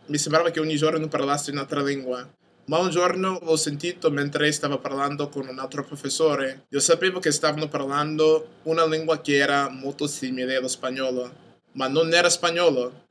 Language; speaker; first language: Portuguese; non-native, fluent; English